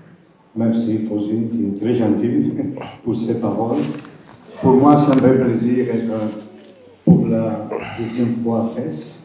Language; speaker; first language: French; non-native, fluent; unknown